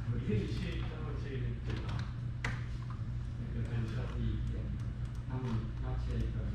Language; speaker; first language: Chinese; non-native, learner; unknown